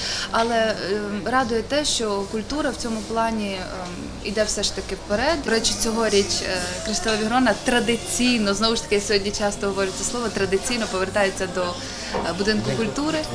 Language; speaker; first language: Ukrainian; native; Ukrainian